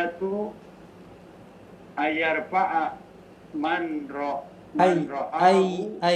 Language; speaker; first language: Arabic; non-native, fluent; Indonesian